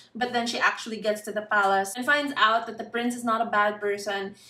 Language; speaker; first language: English; non-native, local second language; Filipino